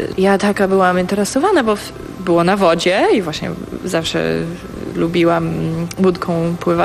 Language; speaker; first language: Polish; non-native, fluent; English